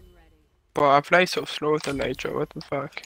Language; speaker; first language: English; native; English